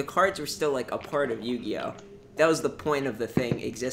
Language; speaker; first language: English; native; English